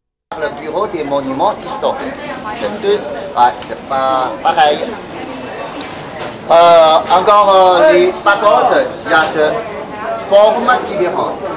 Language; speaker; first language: French; non-native, fluent; Chinese